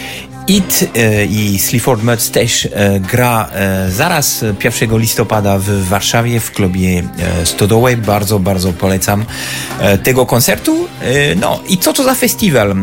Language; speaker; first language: Polish; non-native, fluent; French